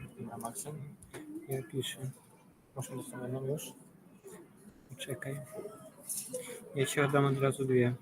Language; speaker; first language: Polish; native; Polish